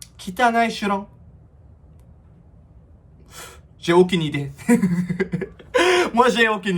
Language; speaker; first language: French; non-native, learner; Japanese